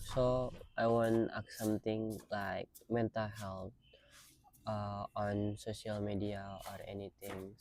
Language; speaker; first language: English; non-native, learner; Indonesian